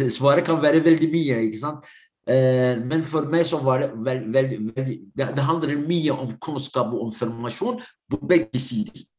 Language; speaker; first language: Norwegian; non-native, fluent; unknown